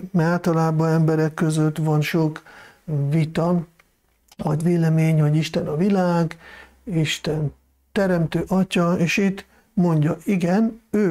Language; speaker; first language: Hungarian; non-native, fluent; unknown